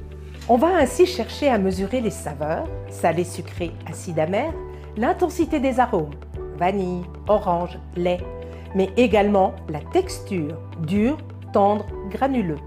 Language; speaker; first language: French; native; French